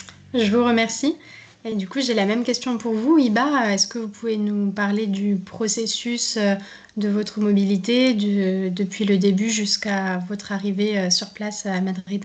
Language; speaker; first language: French; native; French